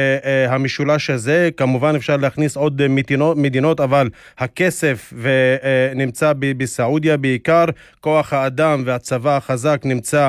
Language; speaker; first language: Hebrew; non-native, local second language; Arabic